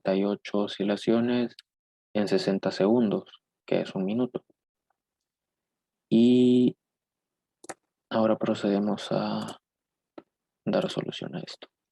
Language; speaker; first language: Spanish; native; Spanish